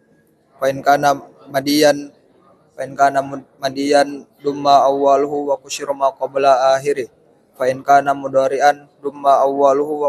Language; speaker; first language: Arabic; non-native, learner; Indonesian